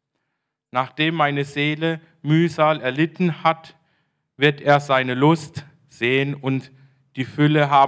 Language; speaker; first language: German; native; German